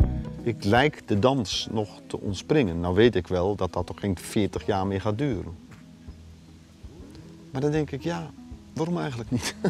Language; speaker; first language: Dutch; native; Dutch